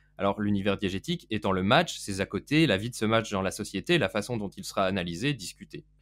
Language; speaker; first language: French; native; French